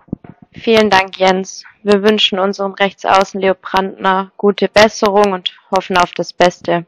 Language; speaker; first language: German; native; German